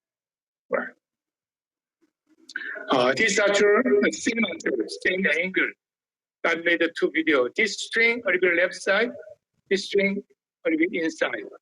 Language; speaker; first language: English; non-native, learner; Korean